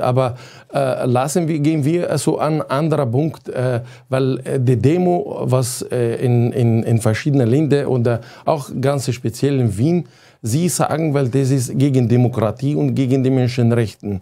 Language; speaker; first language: German; non-native, fluent; Arabic